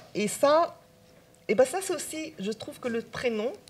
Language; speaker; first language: French; non-native, local second language; Chinese